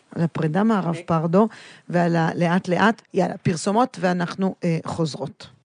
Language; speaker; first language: Hebrew; native; Hebrew